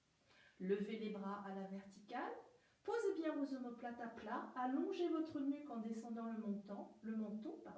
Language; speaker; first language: French; native; French